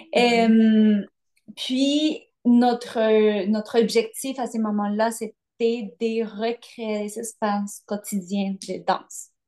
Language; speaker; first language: French; non-native, fluent; Spanish